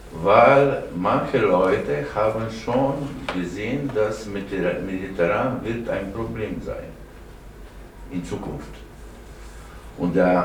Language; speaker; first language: German; non-native, learner; Slovenian